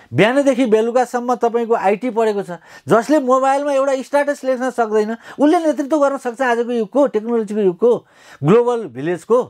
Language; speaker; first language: Nepali; native; Nepali